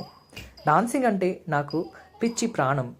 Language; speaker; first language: Telugu; non-native, local second language; Kannada